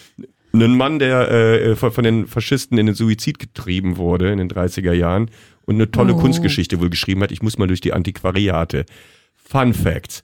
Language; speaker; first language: German; native; German